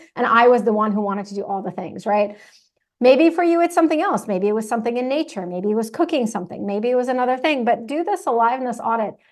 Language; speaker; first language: English; non-native, fluent; Russian